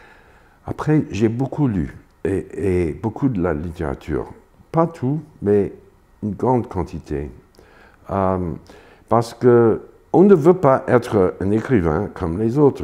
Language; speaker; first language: French; non-native, fluent; English